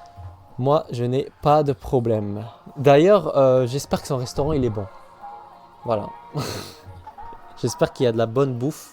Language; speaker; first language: French; native; French